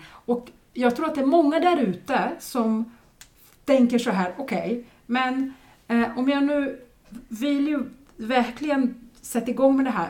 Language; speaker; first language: Swedish; non-native, fluent; Portuguese